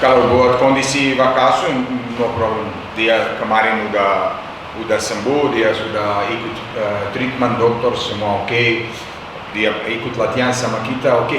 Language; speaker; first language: Indonesian; non-native, fluent; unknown